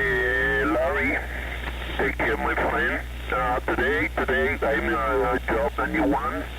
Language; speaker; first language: English; non-native, learner; Spanish